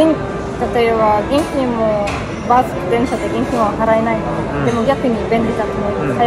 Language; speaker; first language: Japanese; non-native, fluent; German